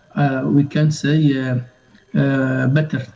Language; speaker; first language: English; non-native, learner; Arabic